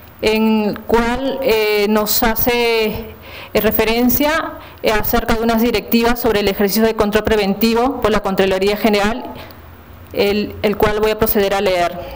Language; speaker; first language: Spanish; native; Spanish